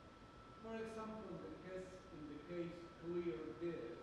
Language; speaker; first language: English; non-native, learner; Spanish